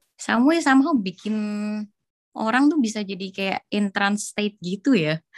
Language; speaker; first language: Indonesian; native; Indonesian